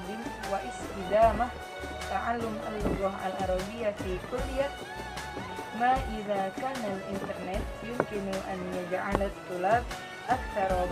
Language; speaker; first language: Arabic; non-native, learner; Indonesian